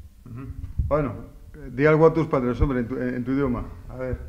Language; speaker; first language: Spanish; native; Spanish